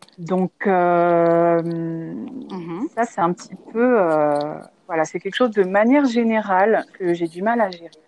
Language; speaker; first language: French; native; French